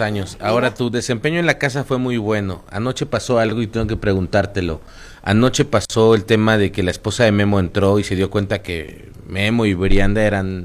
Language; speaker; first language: Spanish; native; Spanish